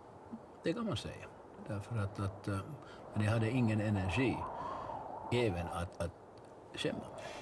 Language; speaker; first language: Swedish; non-native, local second language; Finnish